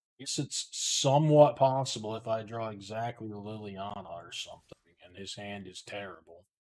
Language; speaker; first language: English; native; English